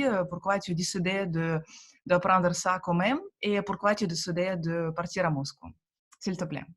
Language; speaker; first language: French; non-native, fluent; Russian